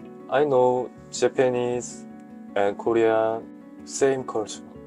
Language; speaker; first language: English; non-native, learner; Korean